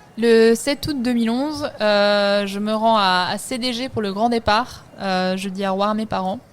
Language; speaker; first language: French; early bilingual, other home language; Italian